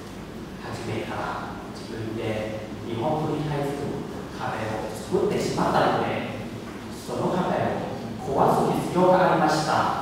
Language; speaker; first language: Japanese; non-native, fluent; Thai